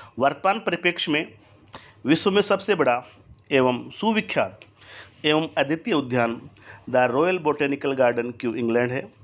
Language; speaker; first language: Hindi; native; Hindi